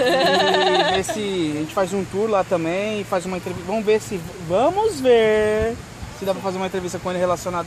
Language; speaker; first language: Portuguese; native; Portuguese